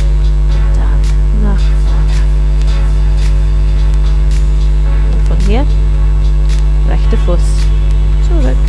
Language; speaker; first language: German; non-native, learner; English